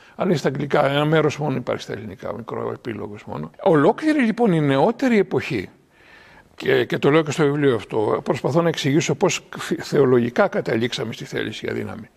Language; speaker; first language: Greek; native; Greek